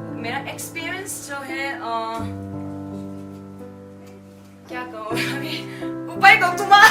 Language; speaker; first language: Hindi; non-native, local second language; Tibetan